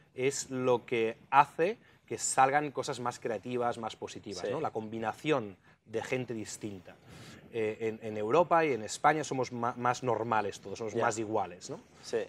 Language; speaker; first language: Spanish; native; Spanish